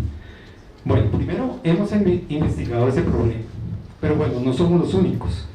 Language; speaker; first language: Spanish; native; Spanish